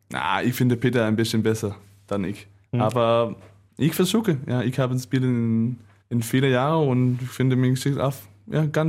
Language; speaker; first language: German; non-native, learner; Danish